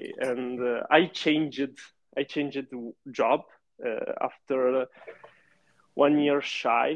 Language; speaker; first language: English; non-native, fluent; Italian